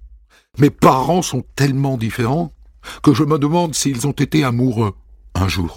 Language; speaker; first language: French; native; French